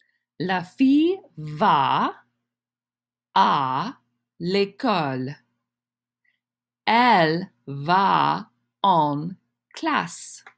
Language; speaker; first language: French; non-native, fluent; English